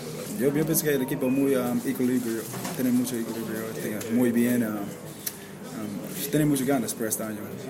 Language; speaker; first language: Spanish; non-native, learner; English